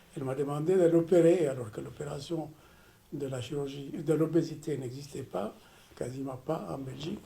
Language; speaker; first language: French; non-native, fluent; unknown